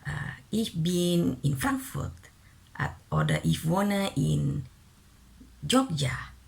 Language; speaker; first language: German; non-native, fluent; Indonesian